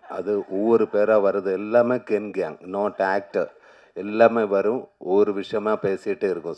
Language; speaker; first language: Tamil; non-native, learner; Malayalam